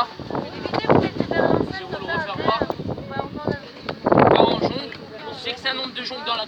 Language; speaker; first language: French; native; French